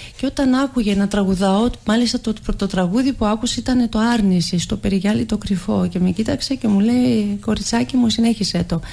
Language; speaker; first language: Greek; early bilingual, heritage; Greek